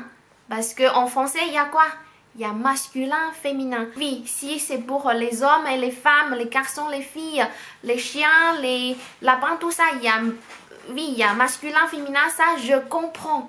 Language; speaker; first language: French; non-native, fluent; Chinese